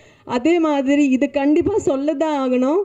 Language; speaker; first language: Tamil; non-native, fluent; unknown